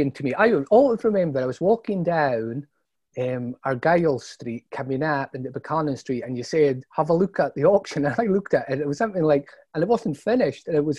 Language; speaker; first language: English; native; English